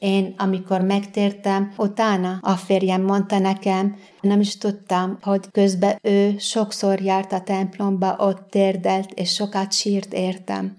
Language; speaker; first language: Hungarian; non-native, fluent; Arabic